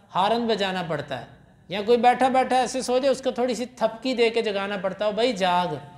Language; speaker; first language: Urdu; non-native, local second language; Punjabi